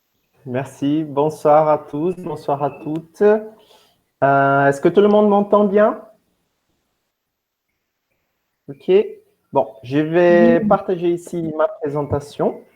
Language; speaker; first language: French; non-native, fluent; Portuguese